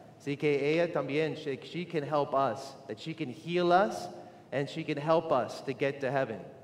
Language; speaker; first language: English; native; English